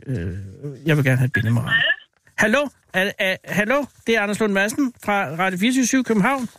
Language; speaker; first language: Danish; native; Danish